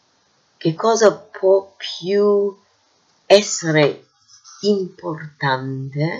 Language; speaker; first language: Italian; non-native, fluent; English